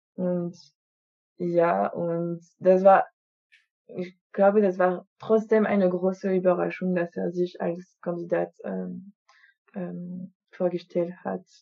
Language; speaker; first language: German; non-native, fluent; French